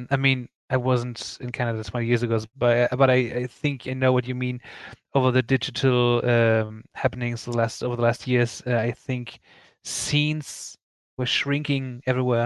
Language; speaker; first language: English; non-native, fluent; German